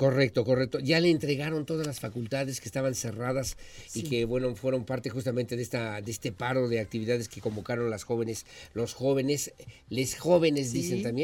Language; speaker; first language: Spanish; native; Spanish